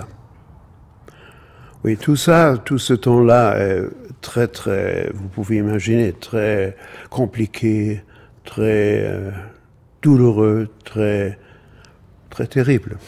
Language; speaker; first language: French; non-native, fluent; German